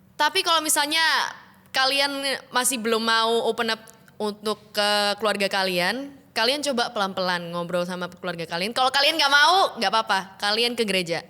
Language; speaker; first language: Indonesian; native; Indonesian